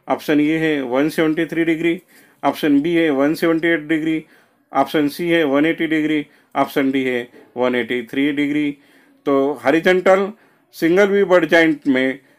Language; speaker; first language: Hindi; non-native, local second language; Marathi